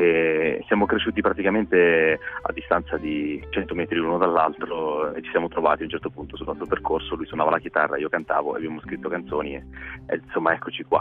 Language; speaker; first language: Italian; native; Italian